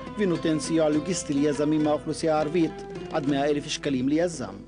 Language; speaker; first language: Hebrew; non-native, local second language; Arabic